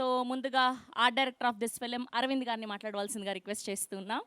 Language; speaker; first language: Telugu; native; Telugu